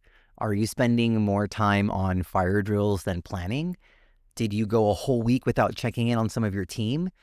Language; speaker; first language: English; native; English